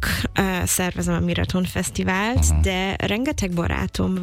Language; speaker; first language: Hungarian; non-native, fluent; English